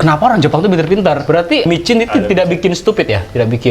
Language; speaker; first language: Indonesian; native; Indonesian